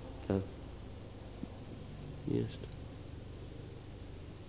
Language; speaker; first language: Russian; non-native, fluent; English